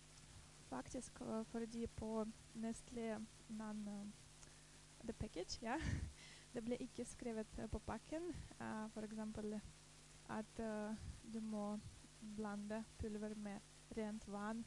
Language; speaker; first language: Norwegian; non-native, fluent; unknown